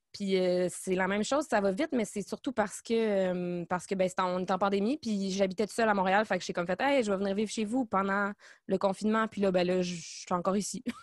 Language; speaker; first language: French; native; French